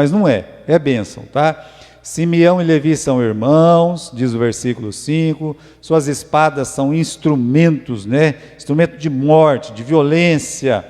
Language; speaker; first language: Portuguese; native; Portuguese